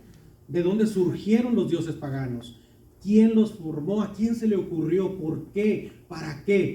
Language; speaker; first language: Spanish; native; Spanish